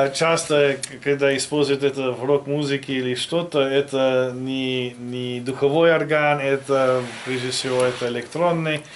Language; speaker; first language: Russian; non-native, fluent; German